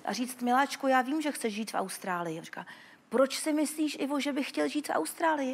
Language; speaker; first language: Czech; native; Czech